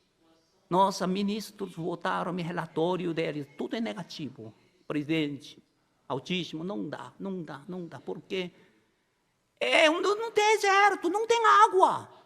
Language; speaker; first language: Portuguese; non-native, learner; Korean